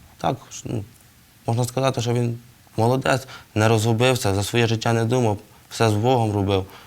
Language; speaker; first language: Ukrainian; native; Ukrainian